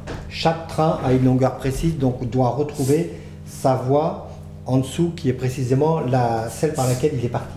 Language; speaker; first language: French; native; French